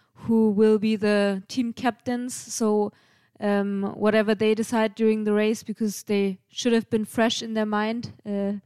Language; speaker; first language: English; non-native, fluent; German